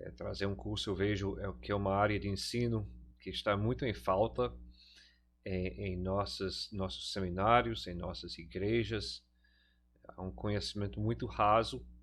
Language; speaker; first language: Portuguese; non-native, fluent; English